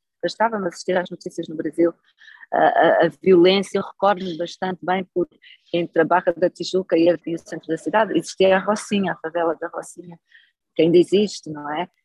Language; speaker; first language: Portuguese; native; Portuguese